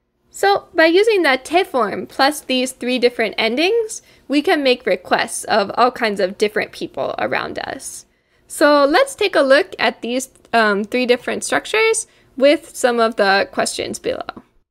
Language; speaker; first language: English; native; English